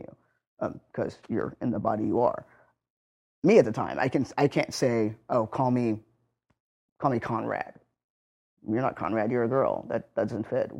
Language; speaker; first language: English; native; English